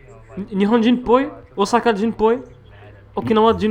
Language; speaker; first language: Japanese; non-native, learner; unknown